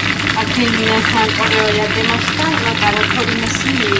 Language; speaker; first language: Japanese; non-native, learner; Georgian